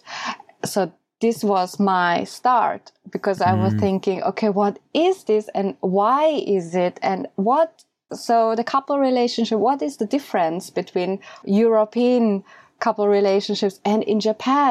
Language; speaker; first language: English; non-native, fluent; German